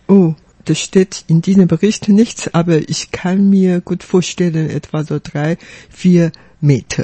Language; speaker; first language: German; non-native, fluent; Chinese